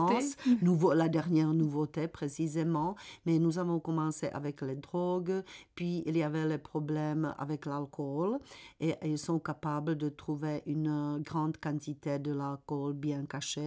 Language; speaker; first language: French; non-native, fluent; Czech